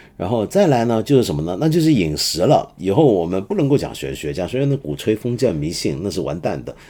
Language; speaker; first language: Chinese; non-native, local second language; Cantonese